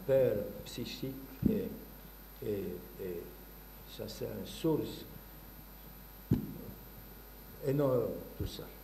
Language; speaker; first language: French; non-native, learner; Bulgarian